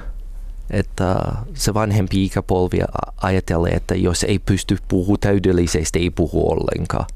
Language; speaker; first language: Finnish; non-native, learner; English